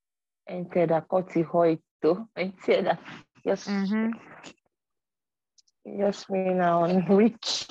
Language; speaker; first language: Finnish; non-native, learner; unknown